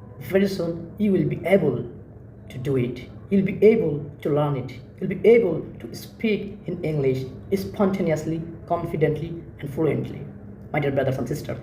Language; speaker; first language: English; non-native, local second language; Bangla